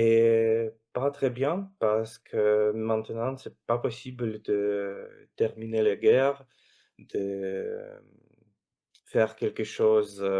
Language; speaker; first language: French; non-native, fluent; Russian